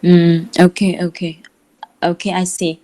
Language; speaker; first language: English; non-native, learner; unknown